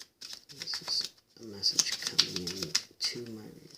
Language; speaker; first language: English; native; English